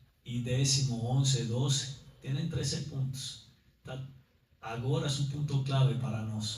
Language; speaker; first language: Portuguese; non-native, learner; Spanish